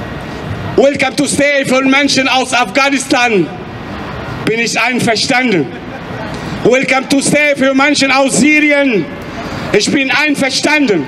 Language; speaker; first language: German; non-native, fluent; Arabic